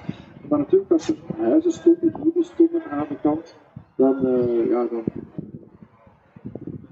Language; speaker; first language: Dutch; native; Dutch